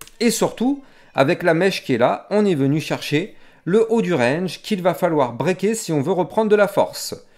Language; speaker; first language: French; native; French